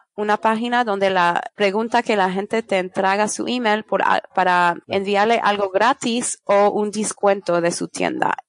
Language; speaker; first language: Spanish; non-native, fluent; French